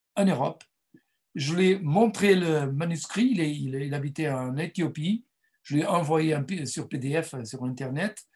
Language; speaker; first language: French; non-native, fluent; Portuguese